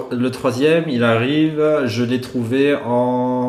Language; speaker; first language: French; non-native, local second language; Malagasy